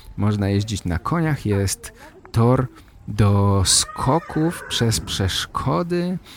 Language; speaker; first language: Polish; native; Polish